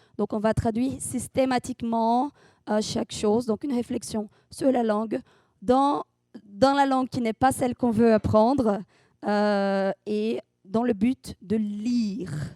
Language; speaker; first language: French; non-native, fluent; Portuguese